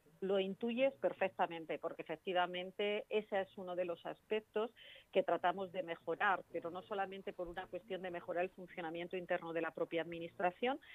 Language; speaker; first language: Spanish; native; Spanish